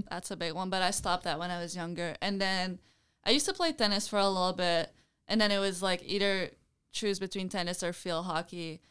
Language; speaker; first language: English; non-native, fluent; Dutch